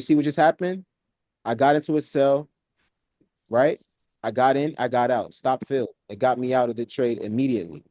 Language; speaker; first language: English; native; English